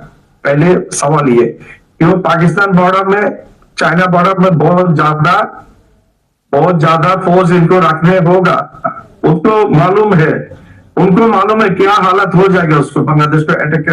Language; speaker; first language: Hindi; non-native, learner; Bangla